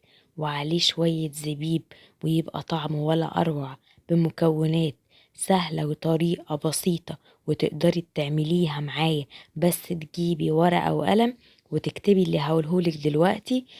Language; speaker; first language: Arabic; native; Arabic